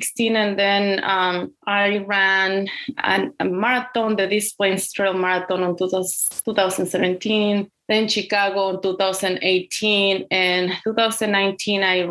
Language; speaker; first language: English; non-native, fluent; Spanish